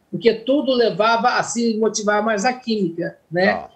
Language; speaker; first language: Portuguese; native; Portuguese